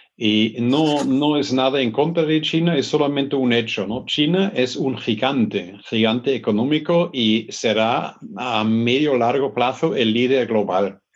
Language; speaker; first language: Spanish; non-native, fluent; German